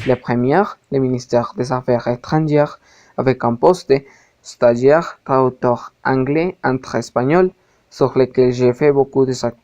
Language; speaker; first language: French; non-native, learner; Spanish